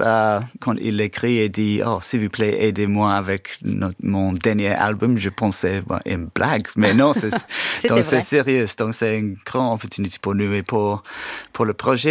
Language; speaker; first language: French; non-native, fluent; English